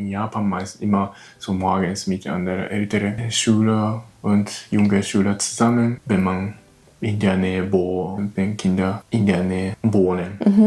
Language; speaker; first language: German; non-native, learner; Japanese